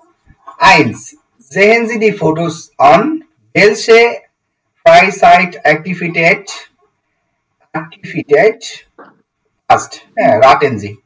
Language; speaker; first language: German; non-native, learner; Bangla